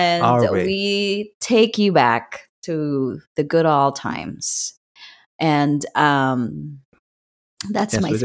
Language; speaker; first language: English; non-native, local second language; Filipino